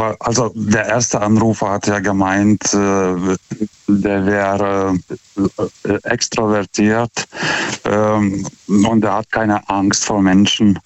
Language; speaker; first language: German; non-native, fluent; Lithuanian